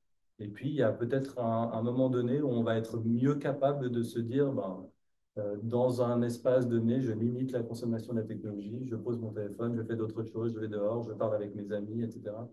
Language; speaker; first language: French; native; French